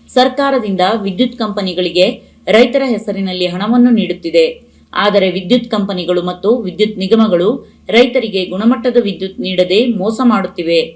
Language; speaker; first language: Kannada; native; Kannada